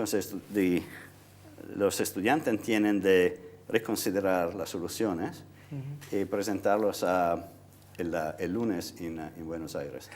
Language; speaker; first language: Spanish; non-native, fluent; Italian